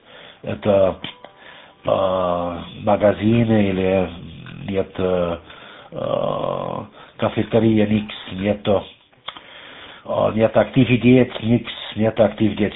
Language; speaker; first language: Russian; non-native, learner; German